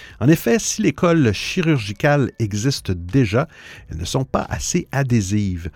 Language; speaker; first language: French; native; French